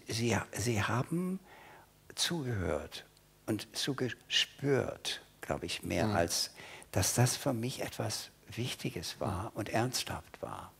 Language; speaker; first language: German; non-native, fluent; English